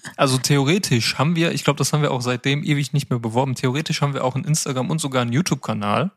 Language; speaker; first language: German; native; German